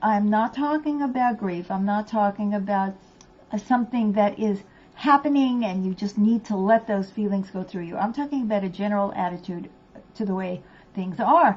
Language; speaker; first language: English; native; English